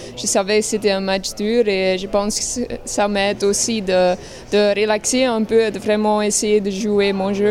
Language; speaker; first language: French; non-native, local second language; Dutch